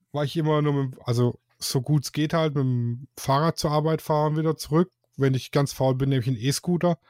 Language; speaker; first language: German; native; German